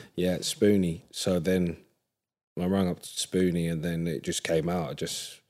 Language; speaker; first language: English; native; English